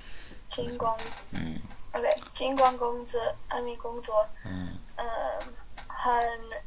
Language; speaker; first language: Chinese; non-native, learner; English